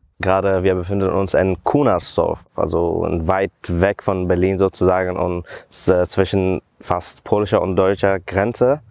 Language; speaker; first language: German; non-native, fluent; Persian